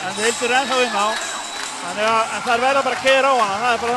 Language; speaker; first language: Icelandic; native; Icelandic